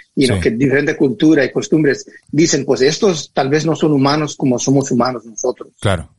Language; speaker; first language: Spanish; early bilingual, heritage; Spanish